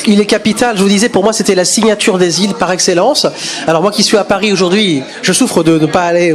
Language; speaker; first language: French; native; French